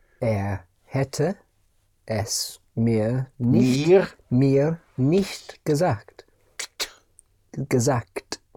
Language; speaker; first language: German; non-native, learner; English